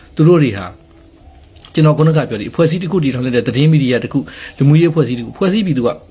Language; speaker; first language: Burmese; native; Burmese